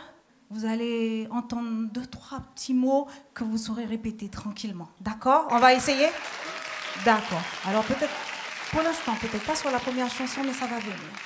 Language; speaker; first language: French; native; French